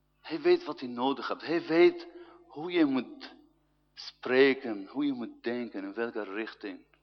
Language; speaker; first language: Dutch; non-native, fluent; Arabic